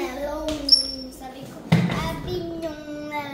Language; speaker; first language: Filipino; early bilingual, heritage; Filipino